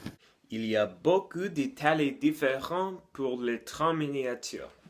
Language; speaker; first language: French; non-native, learner; English